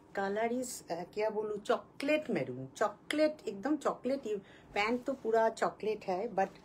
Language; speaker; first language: Hindi; non-native, local second language; Bangla